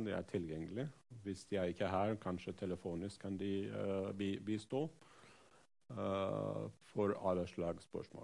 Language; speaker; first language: Norwegian; non-native, fluent; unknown